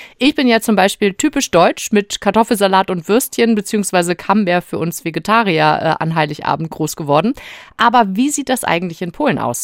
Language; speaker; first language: German; native; German